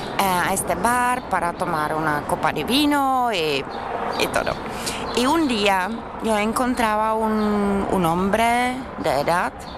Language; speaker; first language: Spanish; non-native, learner; Czech